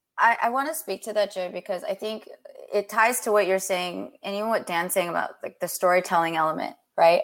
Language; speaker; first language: English; native; English